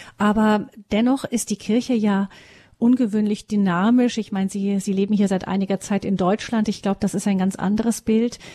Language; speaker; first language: German; native; German